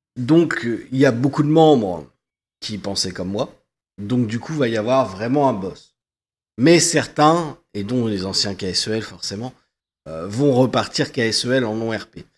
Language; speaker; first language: French; native; French